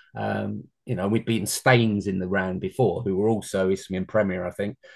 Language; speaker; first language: English; native; English